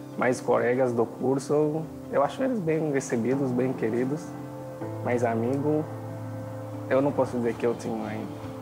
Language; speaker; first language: Portuguese; non-native, fluent; Haitian Creole